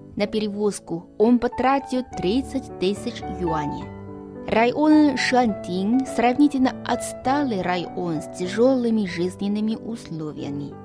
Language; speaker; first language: Russian; non-native, fluent; Chinese